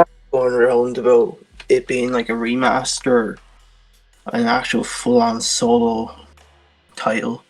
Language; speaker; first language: English; native; English